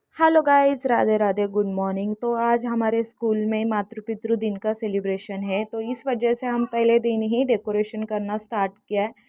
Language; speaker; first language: Hindi; non-native, local second language; Marathi